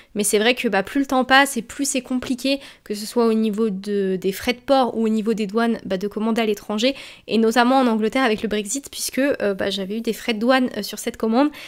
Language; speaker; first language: French; native; French